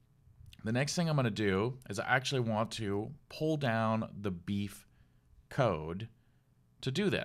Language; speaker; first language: English; native; English